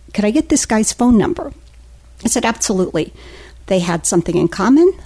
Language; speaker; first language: English; native; English